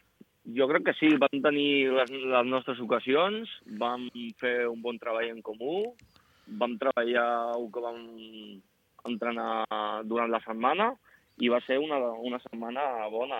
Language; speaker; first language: Catalan; non-native, local second language; Spanish